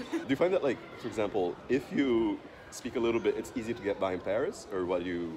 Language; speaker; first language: English; non-native, fluent; Portuguese